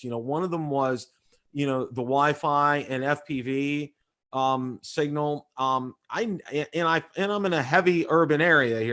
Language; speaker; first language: English; native; English